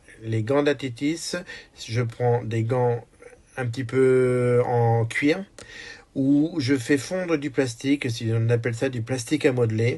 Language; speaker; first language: French; native; French